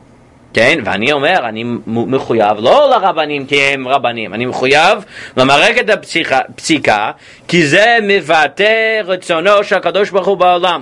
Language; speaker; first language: Hebrew; non-native, fluent; English